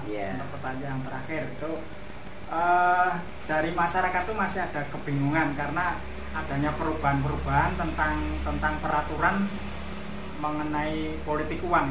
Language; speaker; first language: Indonesian; native; Indonesian